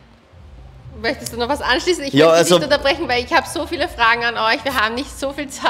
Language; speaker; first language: German; native; German